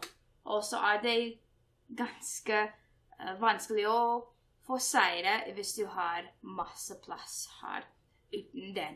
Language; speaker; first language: Norwegian; non-native, learner; English